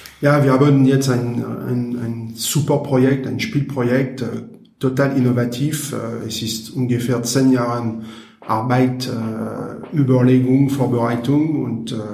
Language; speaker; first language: German; non-native, learner; French